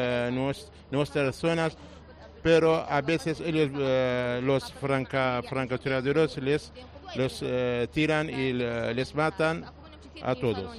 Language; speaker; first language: Spanish; non-native, fluent; Arabic